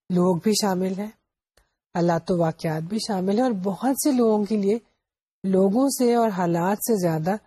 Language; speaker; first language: Urdu; native; Urdu